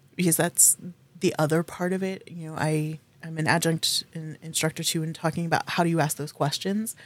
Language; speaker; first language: English; native; English